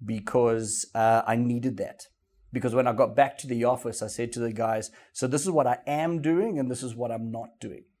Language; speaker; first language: English; native; English